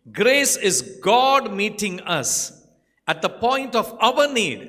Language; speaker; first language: English; non-native, local second language; Tamil